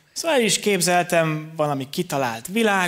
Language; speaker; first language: Hungarian; native; Hungarian